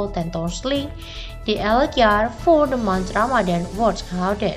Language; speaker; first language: Dutch; non-native, fluent; Indonesian